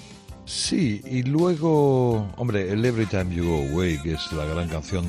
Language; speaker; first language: Spanish; native; Spanish